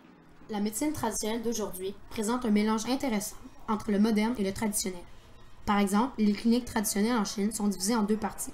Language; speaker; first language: French; native; French